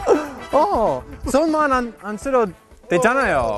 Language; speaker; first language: Korean; non-native, fluent; English